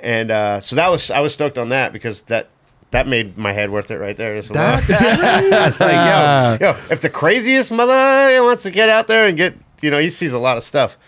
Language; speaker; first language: English; native; English